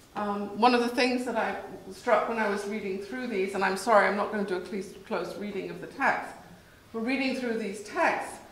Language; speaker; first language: English; native; English